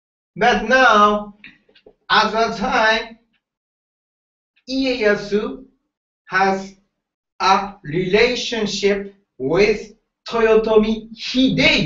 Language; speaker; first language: English; non-native, learner; Japanese